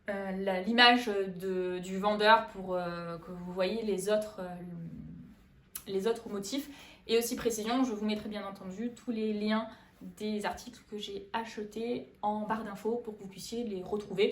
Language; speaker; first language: French; native; French